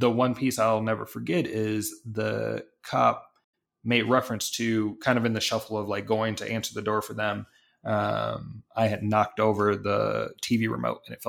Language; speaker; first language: English; native; English